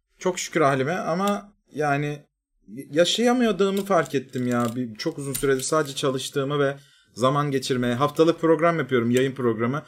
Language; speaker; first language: Turkish; native; Turkish